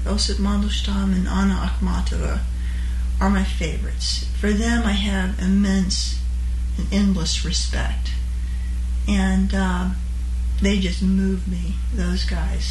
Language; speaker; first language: English; native; English